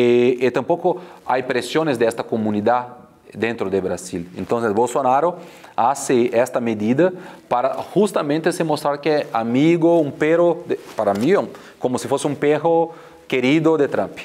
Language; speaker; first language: Spanish; non-native, fluent; Portuguese